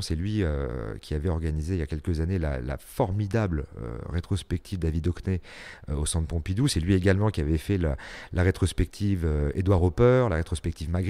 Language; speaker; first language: French; native; French